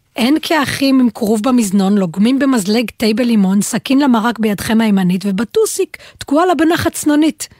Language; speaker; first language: Hebrew; native; Hebrew